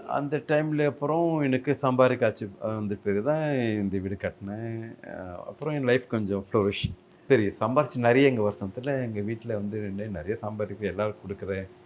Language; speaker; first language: Tamil; native; Tamil